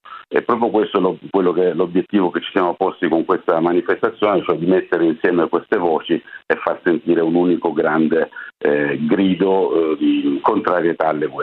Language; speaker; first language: Italian; native; Italian